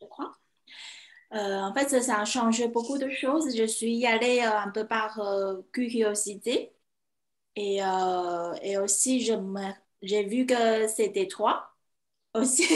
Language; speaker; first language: French; non-native, fluent; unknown